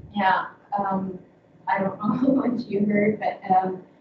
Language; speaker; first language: English; non-native, fluent; Finnish